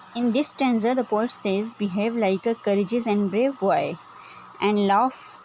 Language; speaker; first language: English; non-native, local second language; Urdu